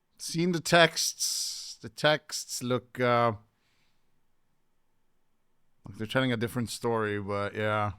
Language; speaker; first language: English; native; English